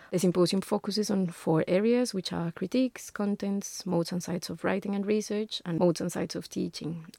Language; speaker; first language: English; non-native, fluent; Spanish